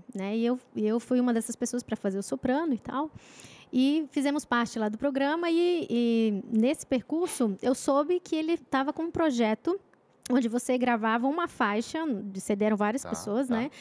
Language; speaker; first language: Portuguese; native; Portuguese